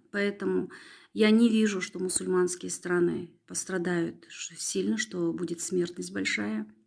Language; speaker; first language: Russian; non-native, local second language; Kazakh